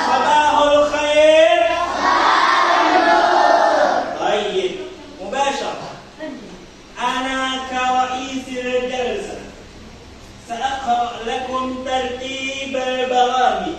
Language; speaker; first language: Arabic; non-native, learner; Indonesian